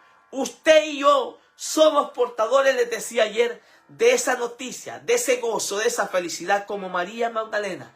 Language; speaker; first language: Spanish; native; Spanish